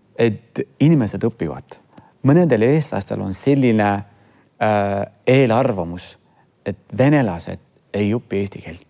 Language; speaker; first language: Estonian; non-native, fluent; Kurdish